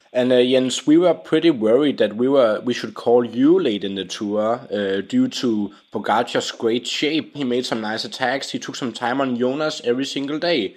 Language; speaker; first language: English; non-native, fluent; Danish